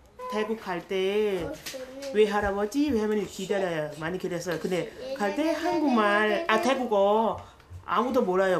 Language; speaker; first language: Korean; non-native, learner; Thai